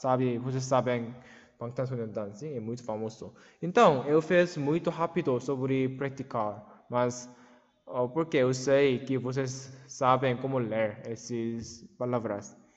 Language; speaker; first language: Portuguese; non-native, learner; Korean